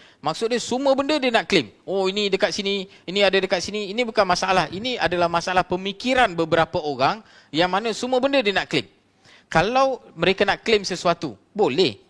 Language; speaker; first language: Malay; non-native, local second language; Tamil